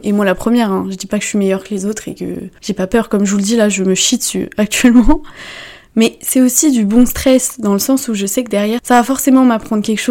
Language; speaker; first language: French; native; French